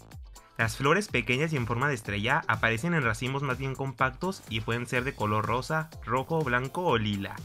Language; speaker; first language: Spanish; native; Spanish